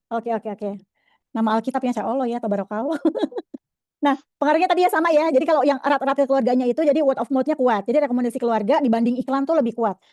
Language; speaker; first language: Indonesian; native; Indonesian